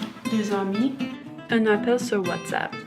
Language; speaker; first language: French; non-native, learner; English